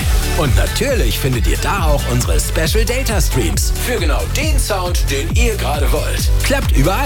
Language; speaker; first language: German; native; German